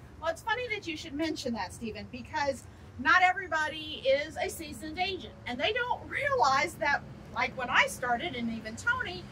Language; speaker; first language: English; native; English